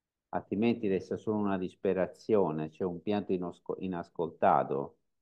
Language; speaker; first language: Italian; native; Italian